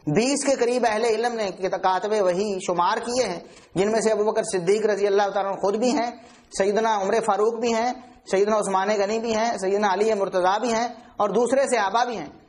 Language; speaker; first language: Urdu; non-native, local second language; Punjabi